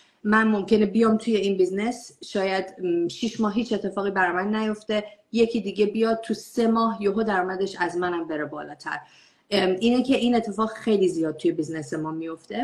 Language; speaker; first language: Persian; early bilingual, heritage; Persian